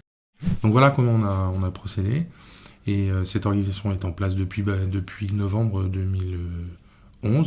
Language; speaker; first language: French; native; French